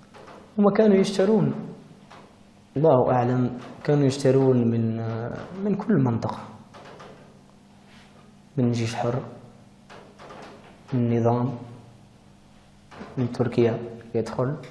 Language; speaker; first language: Arabic; early bilingual, heritage; Arabic